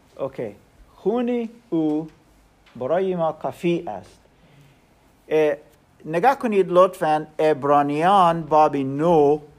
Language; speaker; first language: Persian; non-native, learner; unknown